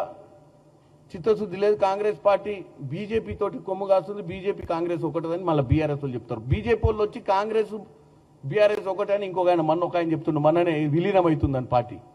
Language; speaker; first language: Telugu; native; Telugu